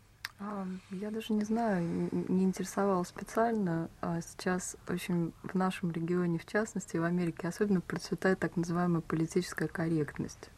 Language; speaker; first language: Russian; native; Russian